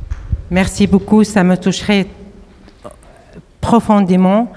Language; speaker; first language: French; non-native, fluent; Arabic